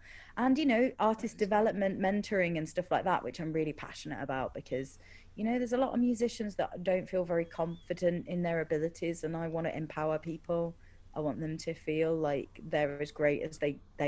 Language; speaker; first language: English; native; English